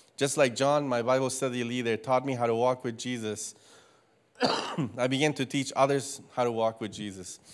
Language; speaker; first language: English; non-native, fluent; Spanish